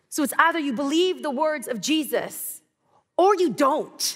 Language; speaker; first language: English; native; English